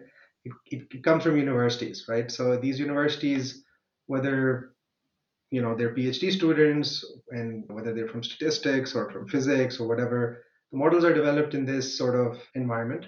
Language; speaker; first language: English; non-native, local second language; Urdu